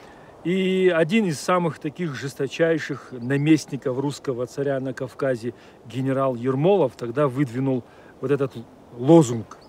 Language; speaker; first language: Russian; native; Russian